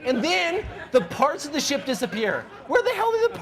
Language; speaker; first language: English; native; English